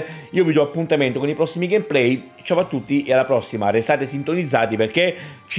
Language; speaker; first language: Italian; native; Italian